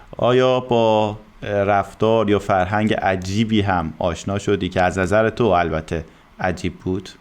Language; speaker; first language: Persian; native; Persian